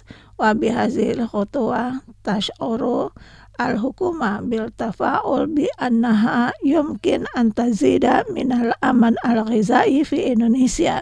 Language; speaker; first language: Arabic; non-native, fluent; Indonesian